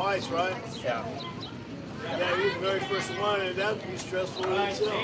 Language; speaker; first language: English; native; English